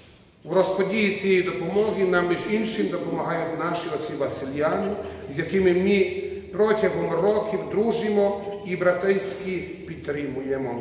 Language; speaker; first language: Ukrainian; non-native, fluent; Croatian